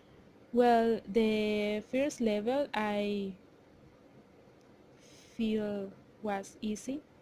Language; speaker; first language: English; non-native, learner; Spanish